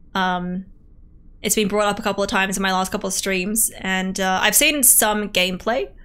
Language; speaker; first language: English; native; English